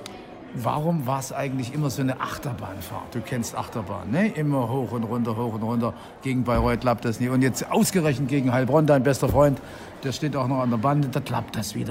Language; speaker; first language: German; native; German